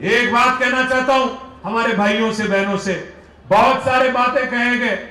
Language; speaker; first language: Hindi; non-native, local second language; Telugu